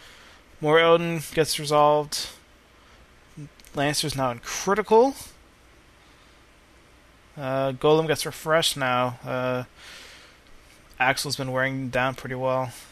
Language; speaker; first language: English; native; English